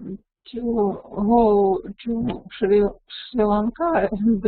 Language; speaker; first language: English; non-native, learner; Russian